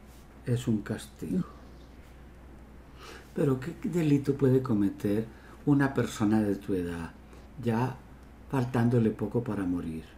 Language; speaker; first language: Spanish; native; Spanish